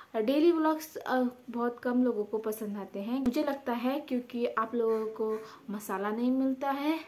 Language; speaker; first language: Hindi; non-native, local second language; Konkani